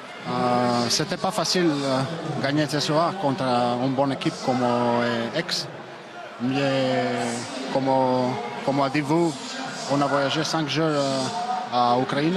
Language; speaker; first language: French; non-native, learner; Macedonian